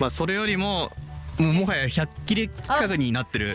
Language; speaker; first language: Japanese; native; Japanese